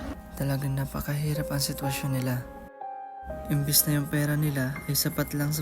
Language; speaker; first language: Filipino; native; Filipino